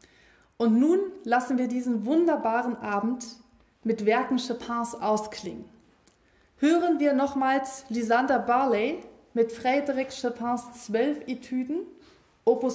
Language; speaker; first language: German; native; German